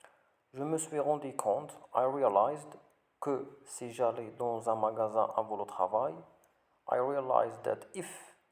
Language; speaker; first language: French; non-native, learner; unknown